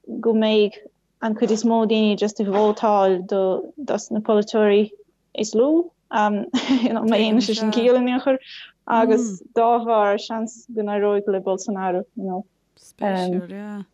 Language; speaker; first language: Irish; non-native, fluent; Portuguese